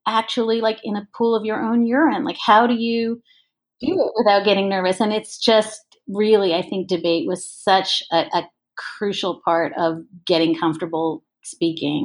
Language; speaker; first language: English; native; English